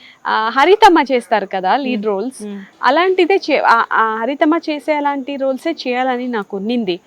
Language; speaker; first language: Telugu; non-native, fluent; Tamil